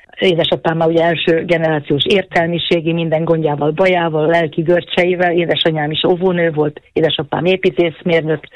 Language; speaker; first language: Hungarian; native; Hungarian